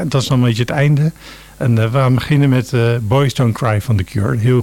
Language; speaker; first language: Dutch; native; Dutch